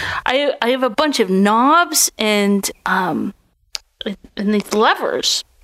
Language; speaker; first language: English; native; English